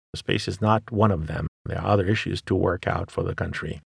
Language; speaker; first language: English; non-native, fluent; Arabic